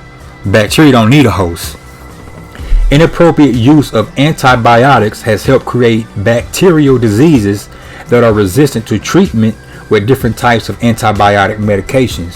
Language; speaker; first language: English; native; English